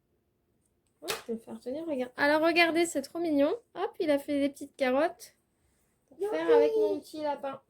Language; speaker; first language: French; native; French